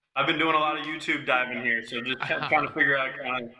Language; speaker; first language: English; native; English